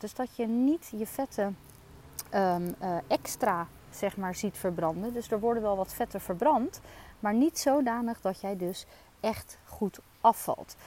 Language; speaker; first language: Dutch; native; Dutch